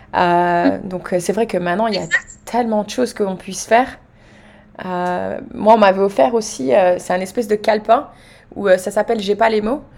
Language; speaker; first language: French; native; French